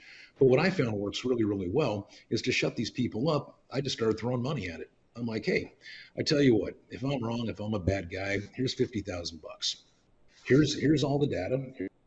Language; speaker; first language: English; native; English